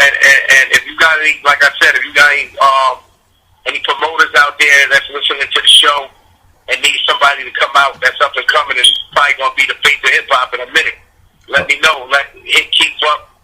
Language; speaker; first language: English; native; English